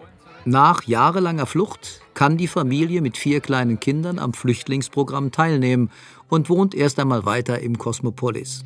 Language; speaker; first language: German; native; German